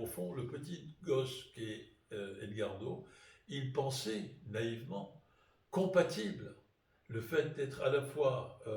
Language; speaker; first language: French; native; French